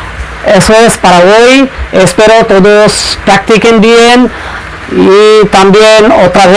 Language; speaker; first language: Spanish; non-native, fluent; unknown